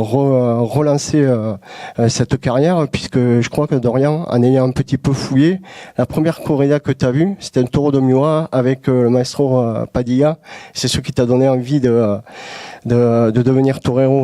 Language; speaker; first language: French; native; French